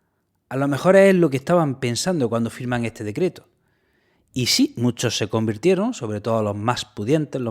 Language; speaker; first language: Spanish; native; Spanish